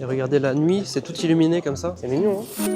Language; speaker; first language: French; native; French